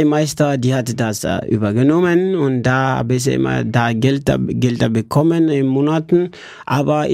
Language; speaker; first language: German; non-native, learner; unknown